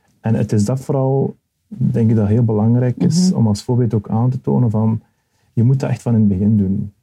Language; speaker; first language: Dutch; early bilingual, other home language; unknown